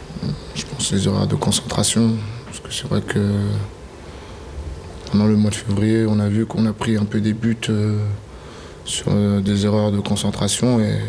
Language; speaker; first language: French; native; French